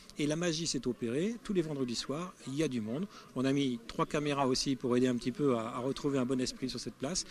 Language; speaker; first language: French; native; French